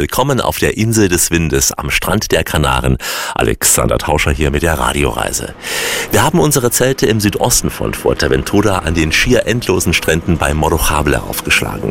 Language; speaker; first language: German; native; German